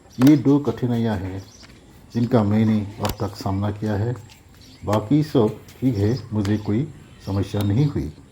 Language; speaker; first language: Hindi; non-native, local second language; Assamese